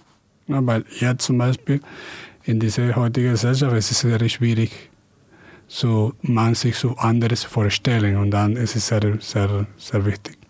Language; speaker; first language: German; non-native, fluent; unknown